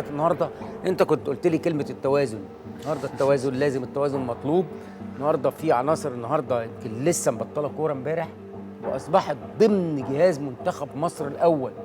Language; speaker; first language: Arabic; native; Arabic